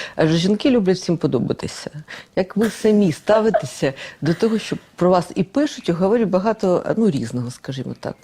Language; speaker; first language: Ukrainian; non-native, local second language; Russian